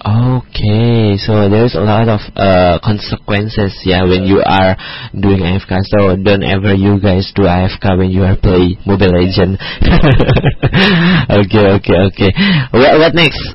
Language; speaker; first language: English; non-native, learner; Indonesian